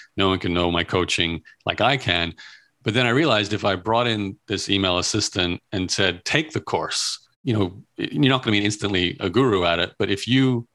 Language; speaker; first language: English; native; English